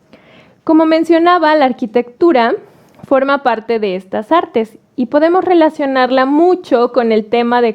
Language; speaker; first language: Spanish; native; Spanish